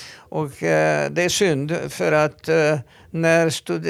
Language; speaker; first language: Swedish; non-native, fluent; Hungarian